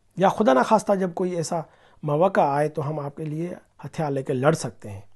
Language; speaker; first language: Urdu; non-native, local second language; Sindhi